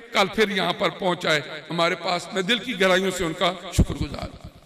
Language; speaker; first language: Urdu; native; Urdu